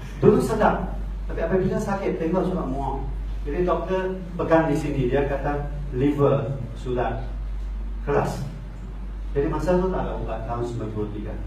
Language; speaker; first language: Malay; non-native, local second language; Min Nan Chinese